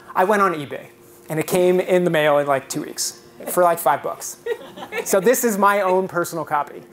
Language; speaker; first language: English; native; English